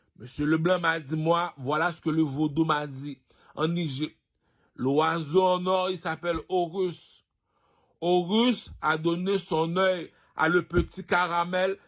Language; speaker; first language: French; non-native, local second language; Haitian Creole